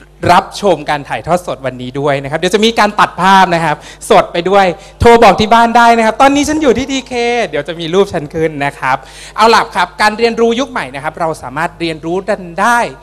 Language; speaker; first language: Thai; native; Thai